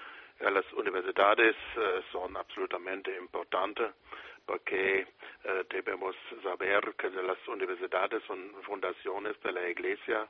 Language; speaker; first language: Spanish; non-native, fluent; German